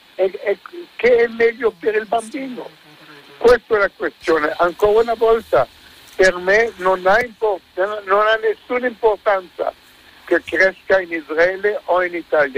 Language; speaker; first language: Italian; non-native, fluent; Hebrew